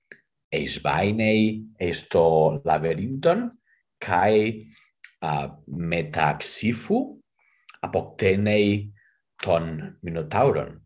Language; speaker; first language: Greek; non-native, fluent; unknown